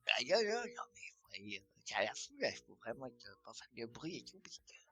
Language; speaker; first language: French; native; French